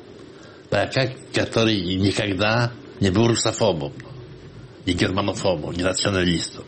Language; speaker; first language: Russian; non-native, fluent; Polish